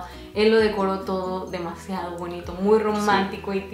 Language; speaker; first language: Spanish; native; Spanish